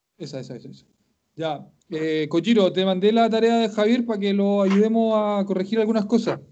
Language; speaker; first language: Spanish; native; Spanish